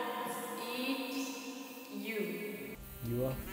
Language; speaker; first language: English; non-native, learner; Japanese